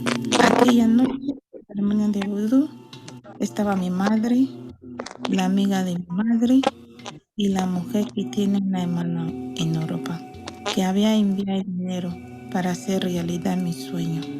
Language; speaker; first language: Spanish; non-native, learner; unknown